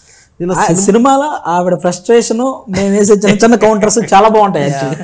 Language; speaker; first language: Telugu; native; Telugu